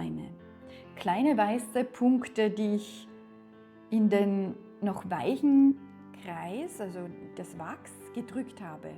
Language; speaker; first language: German; native; German